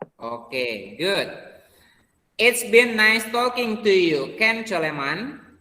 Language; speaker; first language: English; non-native, learner; Indonesian